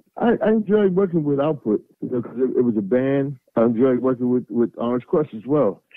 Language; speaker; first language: English; native; English